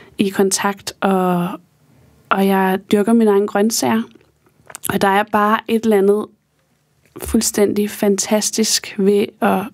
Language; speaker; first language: Danish; native; Danish